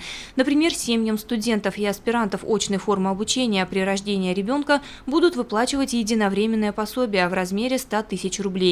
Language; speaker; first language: Russian; native; Russian